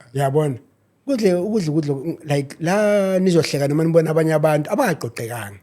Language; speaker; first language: Zulu; native; Zulu